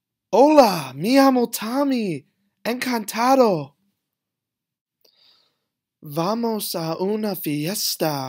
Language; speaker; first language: Spanish; non-native, learner; English